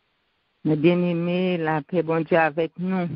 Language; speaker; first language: French; non-native, local second language; Haitian Creole